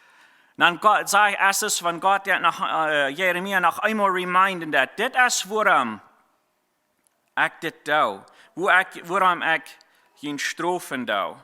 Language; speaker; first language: German; non-native, learner; Plautdietsch